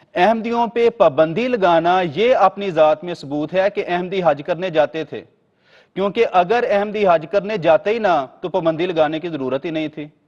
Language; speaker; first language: Urdu; native; Urdu